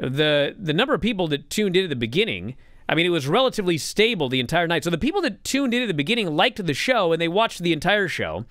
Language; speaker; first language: English; native; English